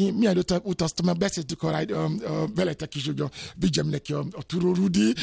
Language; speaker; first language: Hungarian; non-native, fluent; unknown